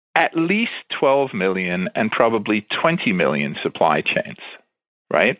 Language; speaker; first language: English; native; English